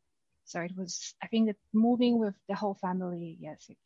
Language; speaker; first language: English; non-native, fluent; Polish